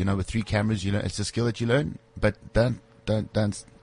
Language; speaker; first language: English; native; English